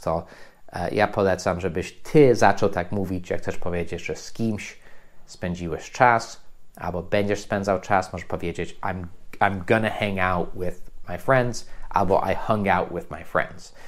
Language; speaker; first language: Polish; non-native, fluent; English